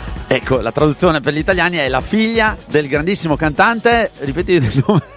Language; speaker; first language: Italian; native; Italian